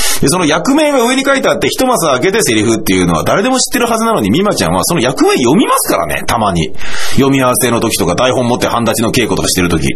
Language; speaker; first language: Japanese; native; Japanese